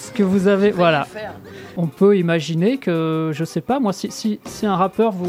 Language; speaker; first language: French; native; French